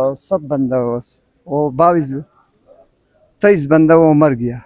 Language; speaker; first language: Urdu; non-native, local second language; Pashto